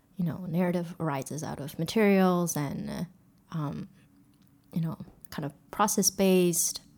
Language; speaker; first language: English; early bilingual, other home language; Korean